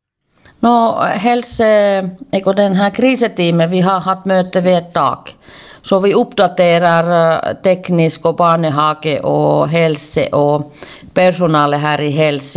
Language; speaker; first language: Swedish; non-native, local second language; Finnish